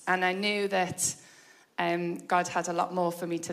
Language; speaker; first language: English; native; English